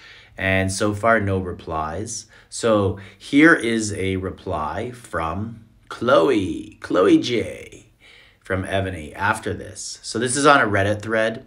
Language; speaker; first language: English; native; English